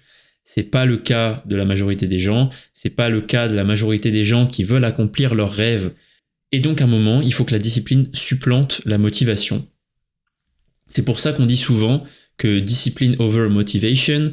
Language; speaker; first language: French; native; French